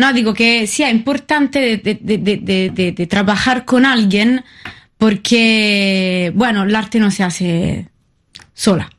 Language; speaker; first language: Spanish; non-native, fluent; Italian